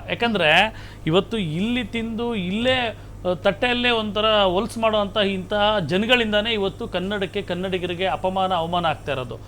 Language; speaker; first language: Kannada; native; Kannada